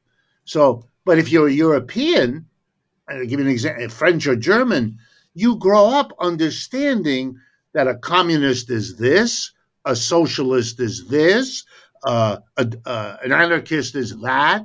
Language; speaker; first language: English; early bilingual, other home language; German